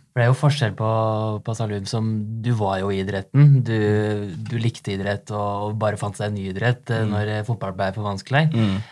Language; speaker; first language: Norwegian; native; Norwegian